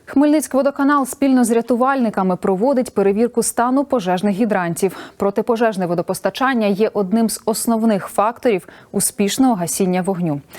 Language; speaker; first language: Ukrainian; native; Ukrainian